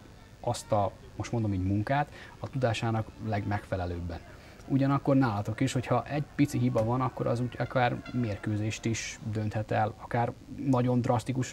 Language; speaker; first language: Hungarian; native; Hungarian